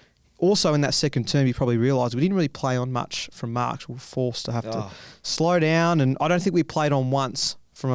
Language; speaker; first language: English; native; English